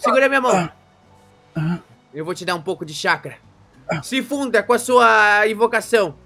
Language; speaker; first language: Portuguese; native; Portuguese